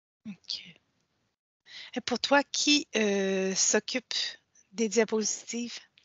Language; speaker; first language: French; native; French